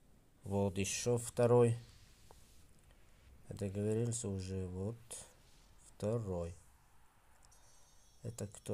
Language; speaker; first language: Russian; non-native, fluent; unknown